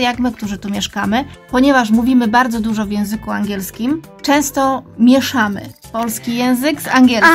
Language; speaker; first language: Polish; native; Polish